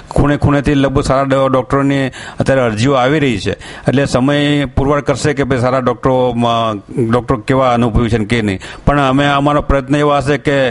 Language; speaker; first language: Gujarati; native; Gujarati